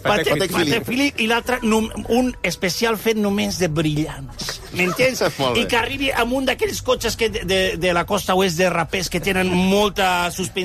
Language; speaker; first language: Catalan; native; Catalan